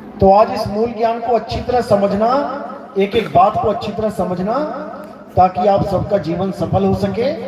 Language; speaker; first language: Hindi; native; Hindi